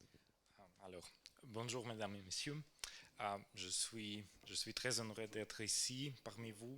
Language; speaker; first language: French; non-native, fluent; Ukrainian